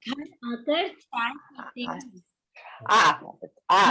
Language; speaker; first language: Hindi; native; Hindi